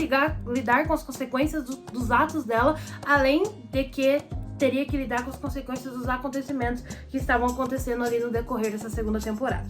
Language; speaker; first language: Portuguese; native; Portuguese